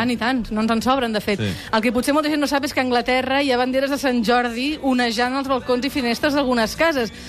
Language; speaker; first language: Catalan; native; Catalan